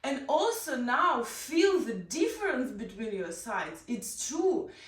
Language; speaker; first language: English; non-native, learner; Ukrainian